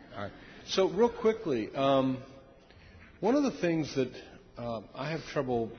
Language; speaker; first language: English; native; English